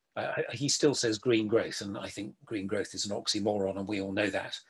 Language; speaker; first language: English; native; English